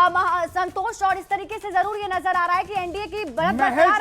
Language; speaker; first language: Hindi; native; Hindi